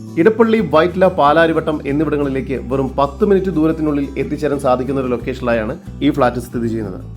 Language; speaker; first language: Malayalam; native; Malayalam